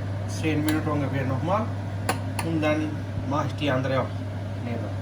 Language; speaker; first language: German; non-native, learner; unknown